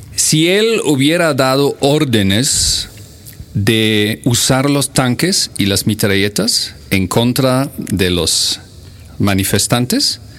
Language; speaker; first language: Spanish; non-native, fluent; German